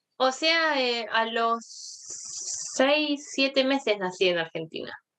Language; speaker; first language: Spanish; early bilingual, other home language; Korean